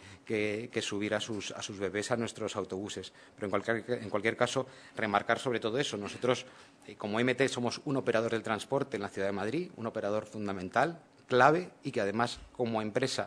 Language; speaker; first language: Spanish; native; Spanish